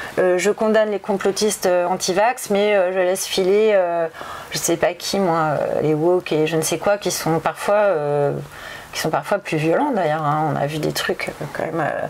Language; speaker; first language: French; native; French